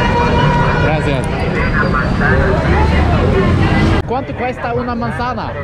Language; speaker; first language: Spanish; non-native, learner; Swedish